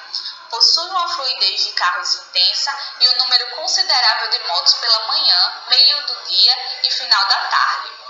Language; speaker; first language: Portuguese; native; Portuguese